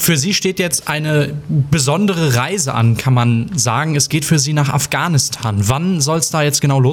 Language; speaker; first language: German; native; German